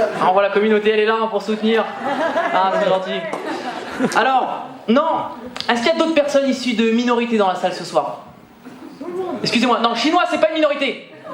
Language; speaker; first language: French; native; French